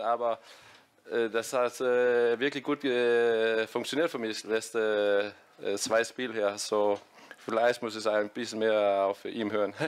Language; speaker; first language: German; non-native, fluent; Danish